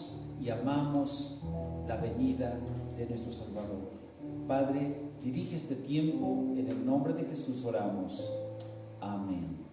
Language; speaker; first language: Spanish; native; Spanish